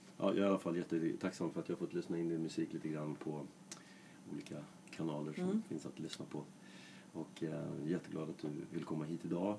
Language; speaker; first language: Swedish; native; Swedish